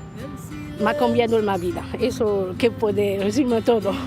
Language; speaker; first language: Spanish; non-native, learner; Arabic